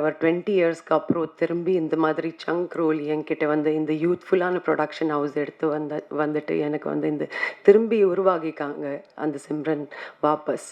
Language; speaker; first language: Tamil; non-native, fluent; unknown